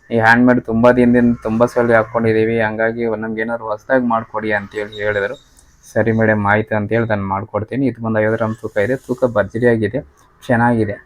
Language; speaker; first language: Kannada; non-native, local second language; Telugu